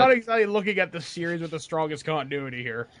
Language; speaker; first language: English; native; English